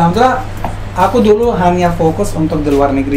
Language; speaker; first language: Indonesian; non-native, fluent; Arabic